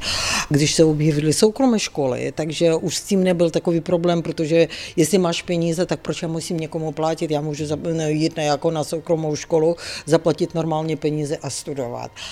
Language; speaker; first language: Czech; non-native, fluent; Ukrainian